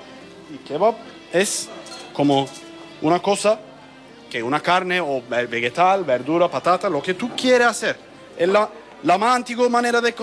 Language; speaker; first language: Spanish; non-native, learner; Turkish